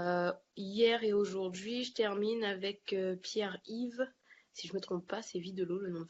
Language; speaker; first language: French; native; French